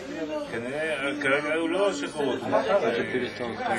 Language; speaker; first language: Hebrew; non-native, fluent; Russian